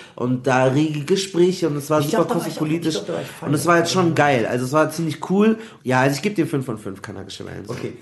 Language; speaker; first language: German; early bilingual, other home language; Arabic